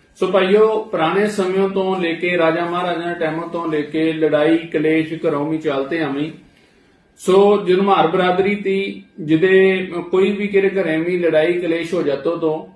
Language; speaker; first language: Punjabi; non-native, local second language; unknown